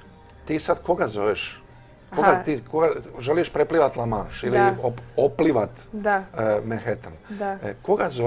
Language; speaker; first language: Croatian; native; Croatian